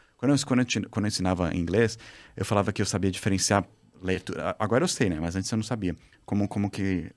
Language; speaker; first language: Portuguese; native; Portuguese